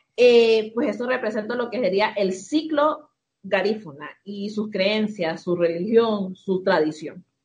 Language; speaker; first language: Spanish; native; Spanish